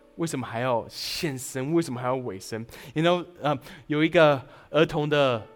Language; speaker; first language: Chinese; early bilingual, heritage; Chinese